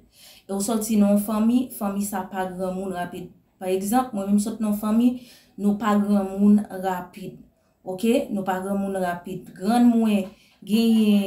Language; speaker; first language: French; non-native, local second language; Haitian Creole